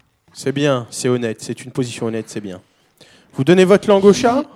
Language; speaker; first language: French; native; French